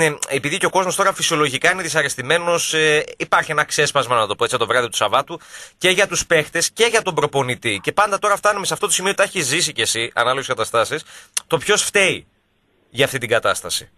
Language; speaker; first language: Greek; native; Greek